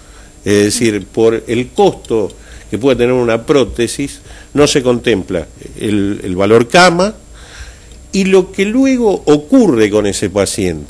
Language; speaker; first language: Spanish; native; Spanish